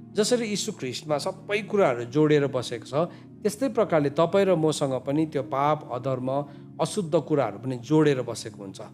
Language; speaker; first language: Nepali; native; Nepali